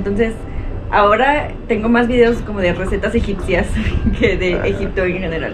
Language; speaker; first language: Spanish; native; Spanish